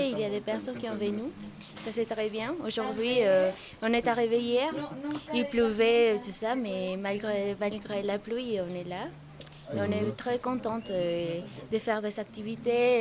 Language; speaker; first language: French; non-native, fluent; Spanish